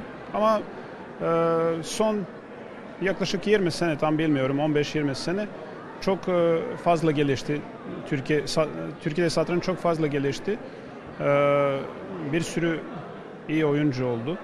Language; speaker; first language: Turkish; non-native, fluent; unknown